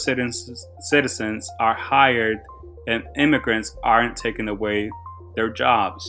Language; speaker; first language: English; early bilingual, other home language; Spanish